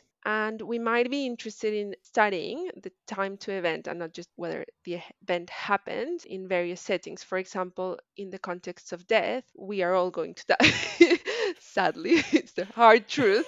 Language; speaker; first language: English; non-native, fluent; Spanish